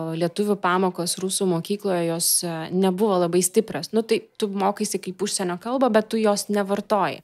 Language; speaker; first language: Lithuanian; non-native, local second language; Russian